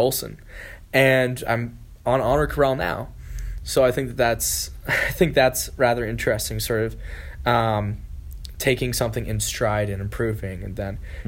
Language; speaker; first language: English; native; English